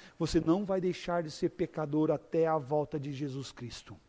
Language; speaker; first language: Portuguese; native; Portuguese